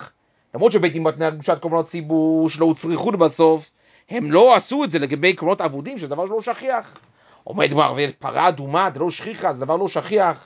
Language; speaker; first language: Hebrew; native; Hebrew